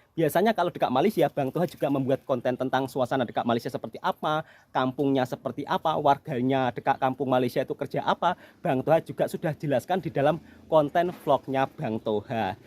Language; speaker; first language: Indonesian; native; Indonesian